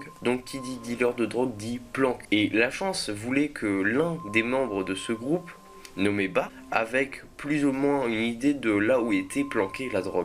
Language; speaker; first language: French; native; French